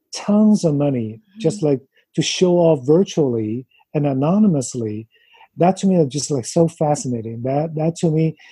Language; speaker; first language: English; non-native, fluent; Chinese